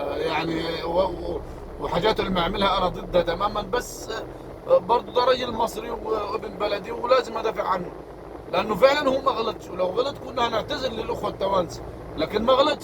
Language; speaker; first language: Arabic; native; Arabic